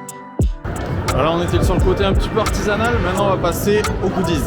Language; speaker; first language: French; native; French